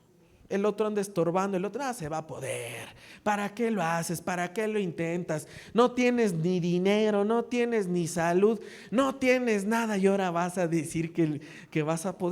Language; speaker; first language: Spanish; native; Spanish